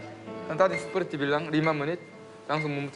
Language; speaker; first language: Indonesian; non-native, fluent; Korean